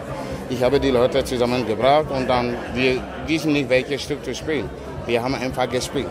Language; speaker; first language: German; non-native, learner; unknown